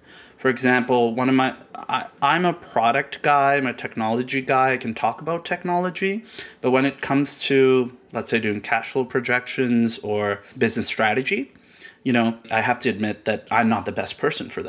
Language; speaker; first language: English; non-native, local second language; Urdu